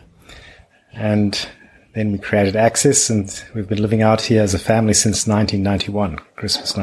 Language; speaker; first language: English; non-native, local second language; German